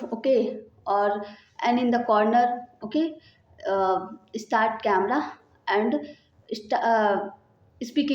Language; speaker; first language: English; non-native, learner; Hindi